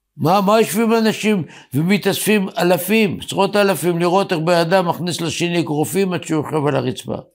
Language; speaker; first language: Hebrew; native; Hebrew